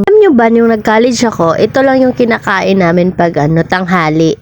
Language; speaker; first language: Filipino; non-native, local second language; Cebuano